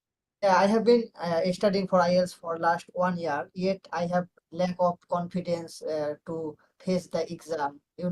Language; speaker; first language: English; non-native, learner; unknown